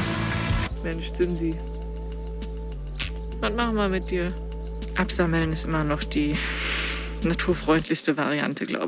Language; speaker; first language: German; native; German